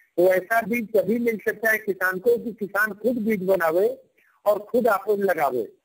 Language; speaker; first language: Hindi; native; Hindi